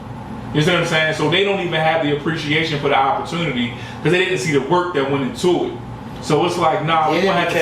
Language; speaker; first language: English; native; English